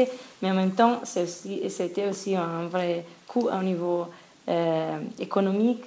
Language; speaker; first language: French; non-native, fluent; Italian